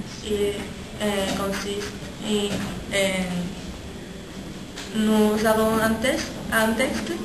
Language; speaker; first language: French; non-native, learner; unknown